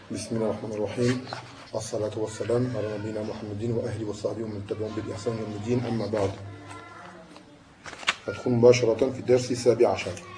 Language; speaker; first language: Arabic; non-native, fluent; French